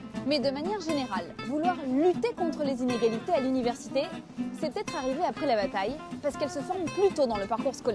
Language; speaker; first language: French; native; French